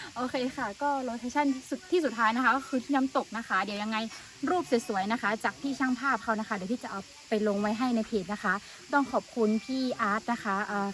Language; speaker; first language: Thai; non-native, local second language; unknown